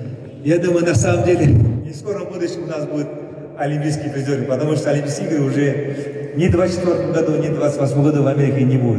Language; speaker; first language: Russian; native; Russian